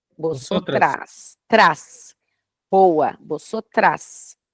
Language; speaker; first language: Spanish; non-native, fluent; Portuguese